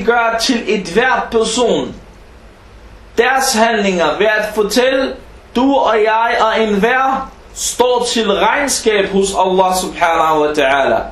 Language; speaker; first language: Danish; non-native, fluent; Arabic